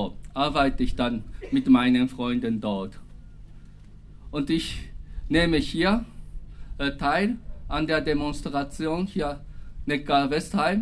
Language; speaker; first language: German; non-native, fluent; Japanese